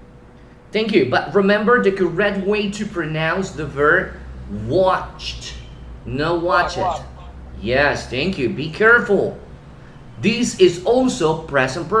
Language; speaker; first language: English; non-native, fluent; Spanish